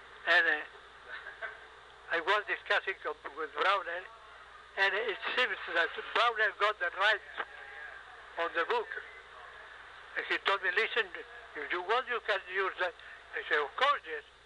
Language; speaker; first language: English; non-native, fluent; Spanish